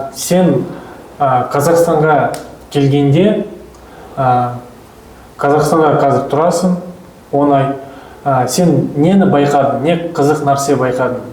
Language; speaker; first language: Kazakh; native; Kazakh